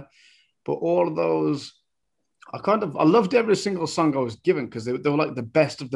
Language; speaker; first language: English; native; English